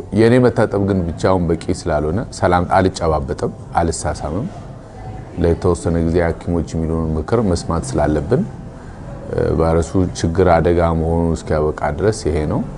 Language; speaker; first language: Amharic; native; Amharic